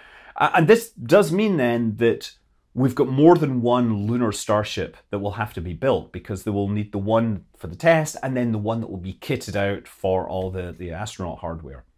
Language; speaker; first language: English; native; English